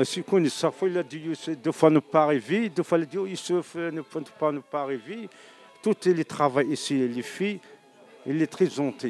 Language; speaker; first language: French; non-native, learner; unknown